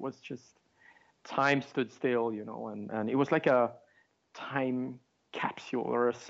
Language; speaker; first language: English; non-native, fluent; Swedish